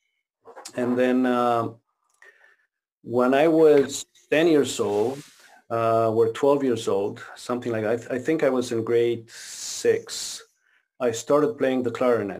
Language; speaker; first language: English; non-native, fluent; Romanian